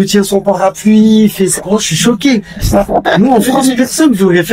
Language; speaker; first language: French; native; French